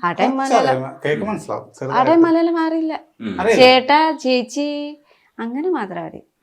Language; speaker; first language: Malayalam; non-native, learner; Nepali